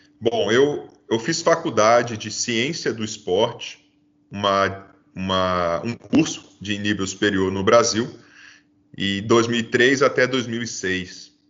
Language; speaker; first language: Portuguese; native; Portuguese